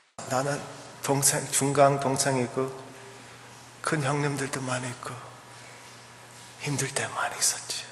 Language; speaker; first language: Korean; early bilingual, heritage; English